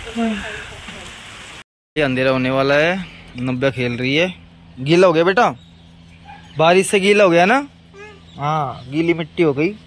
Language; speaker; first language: Hindi; native; Hindi